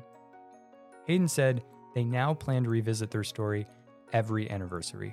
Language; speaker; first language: English; native; English